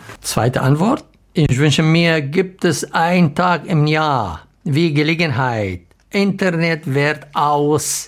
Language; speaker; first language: German; non-native, learner; Arabic